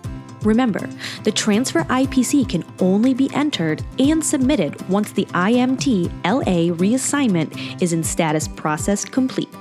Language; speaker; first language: English; native; English